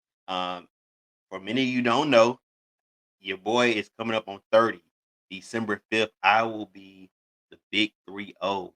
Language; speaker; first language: English; native; English